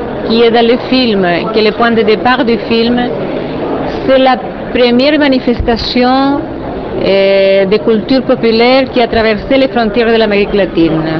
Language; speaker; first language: French; non-native, fluent; Spanish